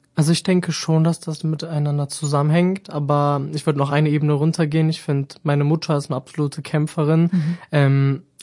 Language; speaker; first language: German; native; German